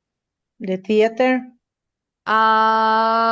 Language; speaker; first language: English; non-native, learner; Spanish